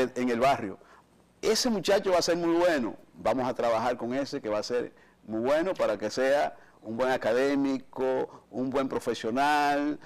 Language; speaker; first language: Spanish; native; Spanish